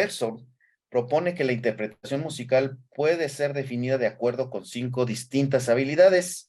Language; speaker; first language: Spanish; native; Spanish